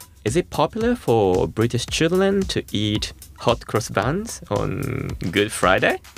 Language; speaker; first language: English; non-native, fluent; Japanese